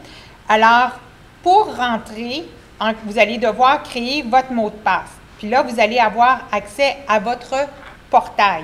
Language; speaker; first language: French; native; French